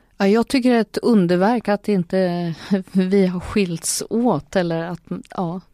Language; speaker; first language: Swedish; native; Swedish